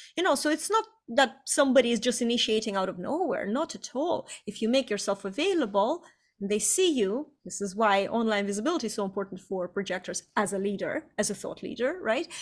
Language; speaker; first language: English; non-native, fluent; Estonian